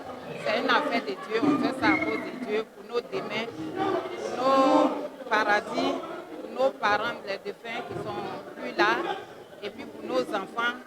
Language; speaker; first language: French; non-native, local second language; Dyula